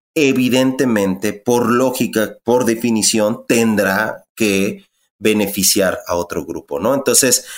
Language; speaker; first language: Spanish; native; Spanish